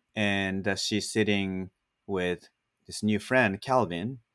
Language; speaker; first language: English; non-native, fluent; Japanese